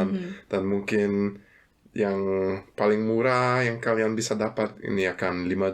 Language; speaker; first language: Indonesian; non-native, fluent; German